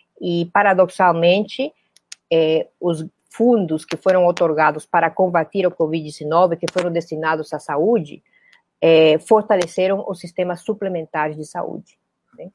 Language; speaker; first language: Portuguese; non-native, fluent; Spanish